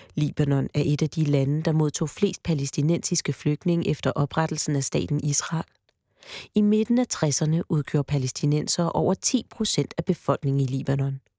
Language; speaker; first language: Danish; early bilingual, heritage; Danish